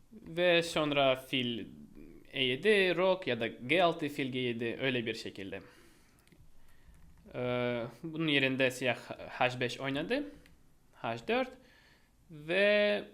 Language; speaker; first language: Turkish; non-native, fluent; Russian